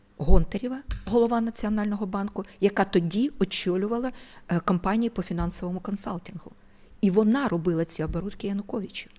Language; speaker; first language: Ukrainian; non-native, local second language; Russian